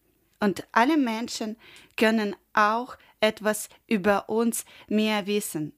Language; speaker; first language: German; non-native, learner; Ukrainian